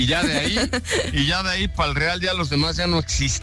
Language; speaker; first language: Spanish; native; Spanish